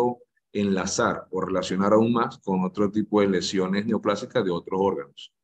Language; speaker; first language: Spanish; native; Spanish